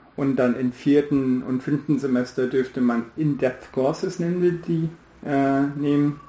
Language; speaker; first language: German; non-native, fluent; Hindi